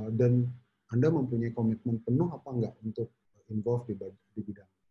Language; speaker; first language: English; non-native, fluent; Indonesian